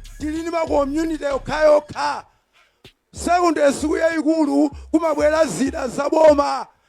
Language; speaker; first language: Nyanja; native; Nyanja